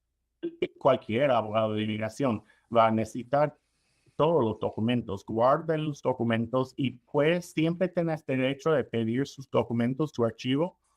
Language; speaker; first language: Spanish; non-native, fluent; English